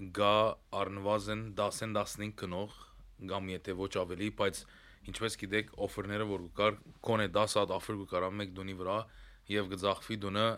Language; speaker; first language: Armenian; early bilingual, heritage; Armenian